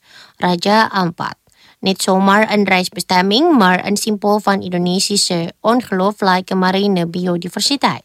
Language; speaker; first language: Dutch; non-native, fluent; Indonesian